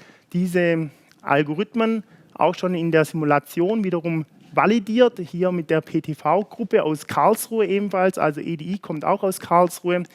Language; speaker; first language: German; native; German